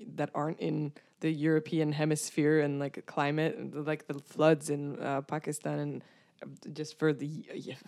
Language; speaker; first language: English; non-native, fluent; Romanian